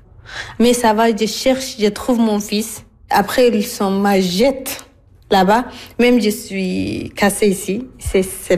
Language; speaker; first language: French; non-native, learner; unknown